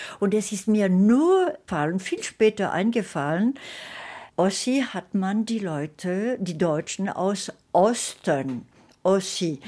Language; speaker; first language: German; non-native, fluent; French